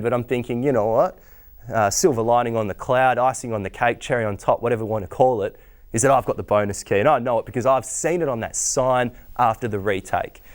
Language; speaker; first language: English; native; English